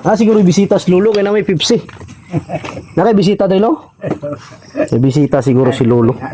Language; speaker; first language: Filipino; non-native, local second language; Cebuano